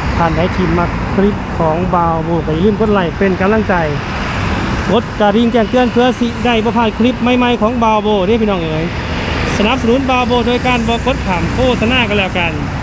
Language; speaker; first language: Thai; non-native, fluent; Lao